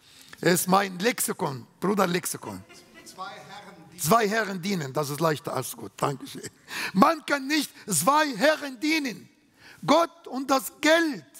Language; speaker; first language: German; non-native, fluent; Arabic